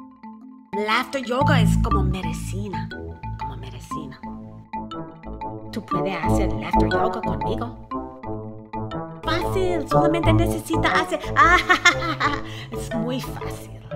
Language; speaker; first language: Spanish; non-native, learner; English